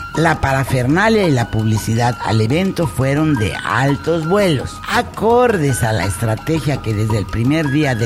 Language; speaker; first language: Spanish; native; Spanish